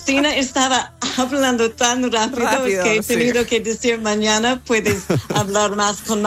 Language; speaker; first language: Spanish; non-native, learner; English